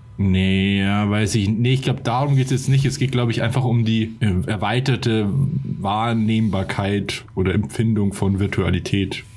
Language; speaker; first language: German; early bilingual, other home language; Polish